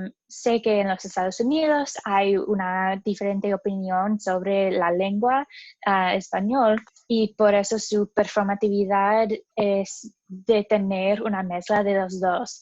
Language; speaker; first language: Spanish; non-native, learner; English